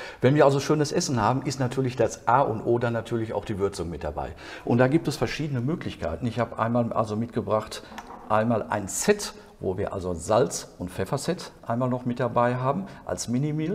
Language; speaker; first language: German; native; German